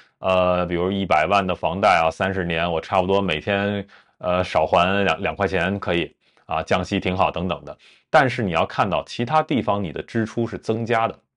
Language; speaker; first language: Chinese; native; Chinese